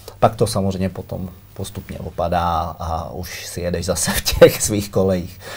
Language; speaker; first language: Czech; native; Czech